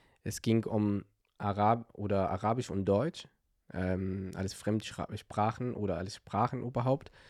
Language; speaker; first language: German; non-native, fluent; Arabic